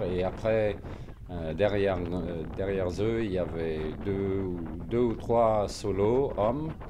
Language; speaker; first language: French; non-native, fluent; Swedish